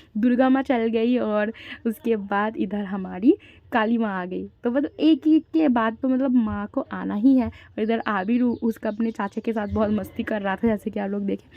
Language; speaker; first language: Hindi; non-native, local second language; Bangla